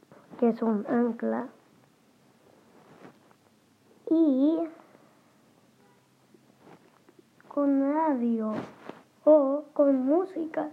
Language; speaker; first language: Spanish; early bilingual, heritage; Spanish